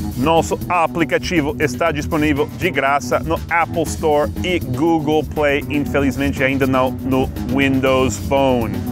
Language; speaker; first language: Portuguese; non-native, fluent; English